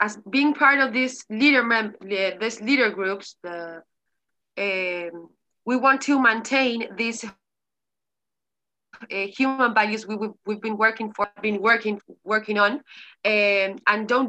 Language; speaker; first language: English; non-native, learner; Spanish